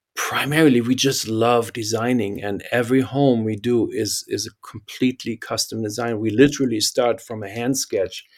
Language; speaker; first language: English; non-native, fluent; German